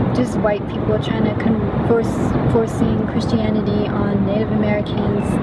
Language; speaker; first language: English; native; English